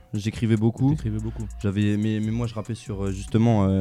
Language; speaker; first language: French; native; French